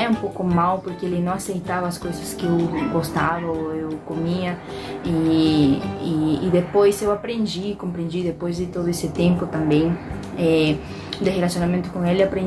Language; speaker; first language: Portuguese; non-native, fluent; Spanish